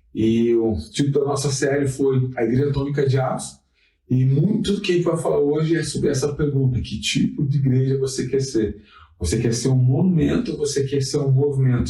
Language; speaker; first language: Portuguese; native; Portuguese